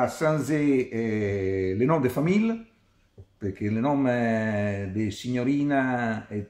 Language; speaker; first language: French; non-native, learner; Italian